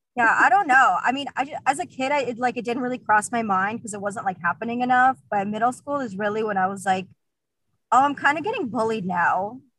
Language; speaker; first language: English; early bilingual, other home language; Russian